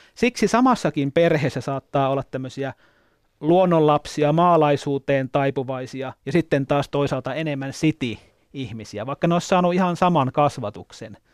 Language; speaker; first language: Finnish; native; Finnish